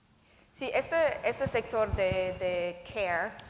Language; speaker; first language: Spanish; non-native, fluent; German